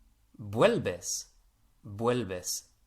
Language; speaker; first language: Spanish; non-native, fluent; English